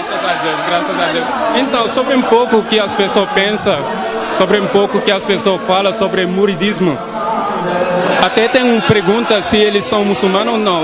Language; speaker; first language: Portuguese; non-native, fluent; Wolof